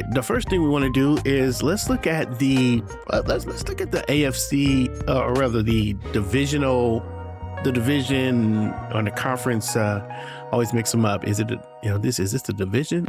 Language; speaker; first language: English; native; English